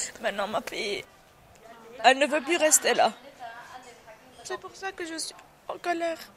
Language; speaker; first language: French; non-native, local second language; Arabic